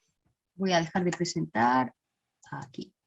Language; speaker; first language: Spanish; native; Spanish